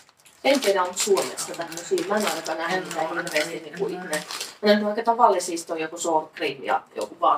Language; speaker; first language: Finnish; native; Finnish